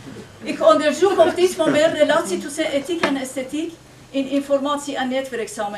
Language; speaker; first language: Dutch; non-native, fluent; Persian